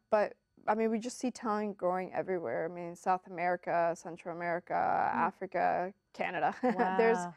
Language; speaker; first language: English; early bilingual, other home language; Spanish